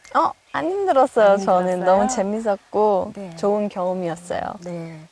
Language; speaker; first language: Korean; non-native, fluent; English